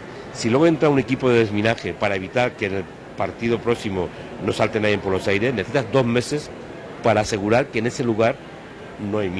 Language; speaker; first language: Spanish; native; Spanish